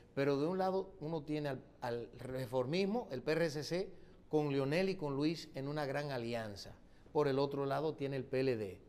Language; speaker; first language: Spanish; early bilingual, heritage; Spanish